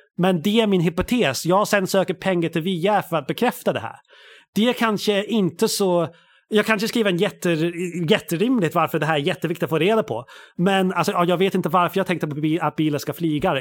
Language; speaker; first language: Swedish; non-native, fluent; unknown